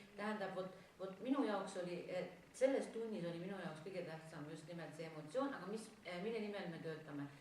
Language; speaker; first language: Estonian; non-native, local second language; Russian